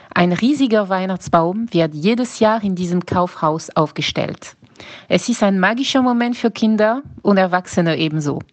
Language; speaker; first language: German; non-native, fluent; French